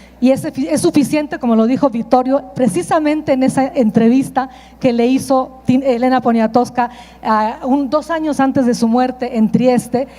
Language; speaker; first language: Spanish; non-native, fluent; Italian